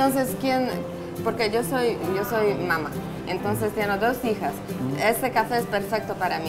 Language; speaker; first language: Spanish; non-native, learner; Polish